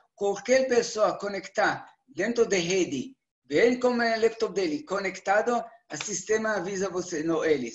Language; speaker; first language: Portuguese; non-native, learner; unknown